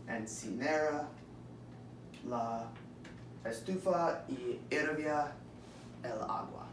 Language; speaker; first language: Spanish; non-native, learner; English